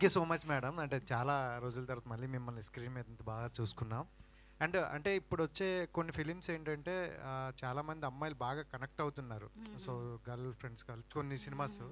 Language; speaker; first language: Telugu; native; Telugu